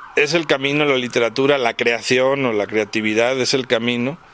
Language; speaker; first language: Spanish; native; Spanish